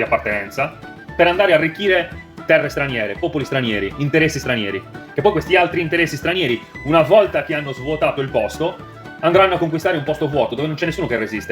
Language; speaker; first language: Italian; native; Italian